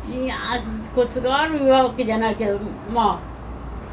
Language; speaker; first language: Japanese; native; Japanese